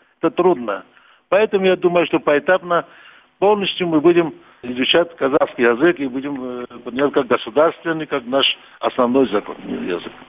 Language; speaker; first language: Russian; non-native, local second language; Kurdish